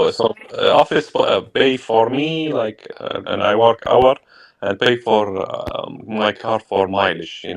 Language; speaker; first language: English; non-native, learner; Arabic